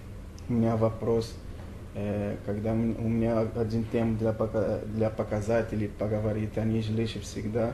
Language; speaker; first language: Russian; non-native, learner; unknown